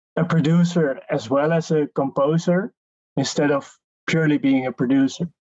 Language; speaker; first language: English; non-native, fluent; Dutch